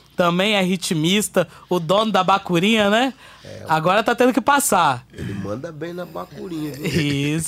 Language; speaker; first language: Portuguese; native; Portuguese